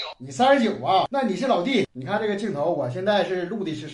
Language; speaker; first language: Chinese; native; Chinese